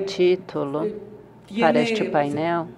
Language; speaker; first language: Spanish; non-native, fluent; Portuguese